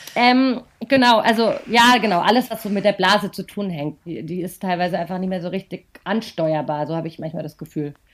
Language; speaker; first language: German; native; German